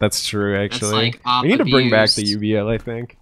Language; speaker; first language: English; native; English